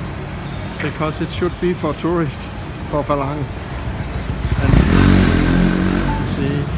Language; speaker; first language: English; non-native, fluent; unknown